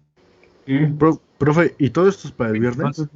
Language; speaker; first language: Spanish; native; Spanish